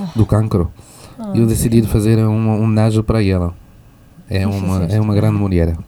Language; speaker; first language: Portuguese; non-native, fluent; French